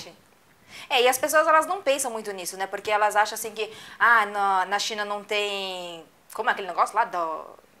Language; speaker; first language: Portuguese; native; Portuguese